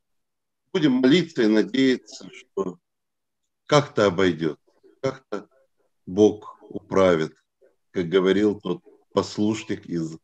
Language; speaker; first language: Russian; native; Russian